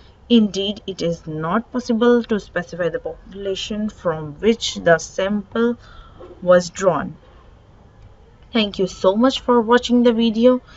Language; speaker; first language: English; non-native, local second language; Urdu